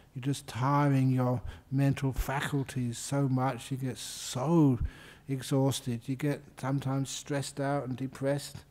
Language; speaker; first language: English; native; English